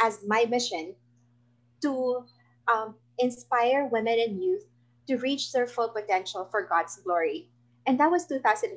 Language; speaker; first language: English; non-native, local second language; Filipino